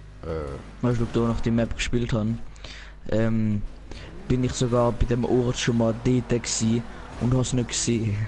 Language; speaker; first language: German; native; German